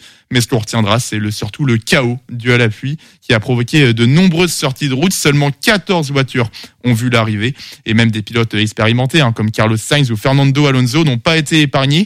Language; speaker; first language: French; native; French